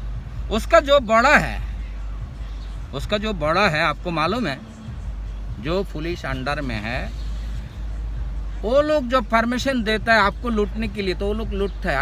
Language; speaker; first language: Hindi; non-native, local second language; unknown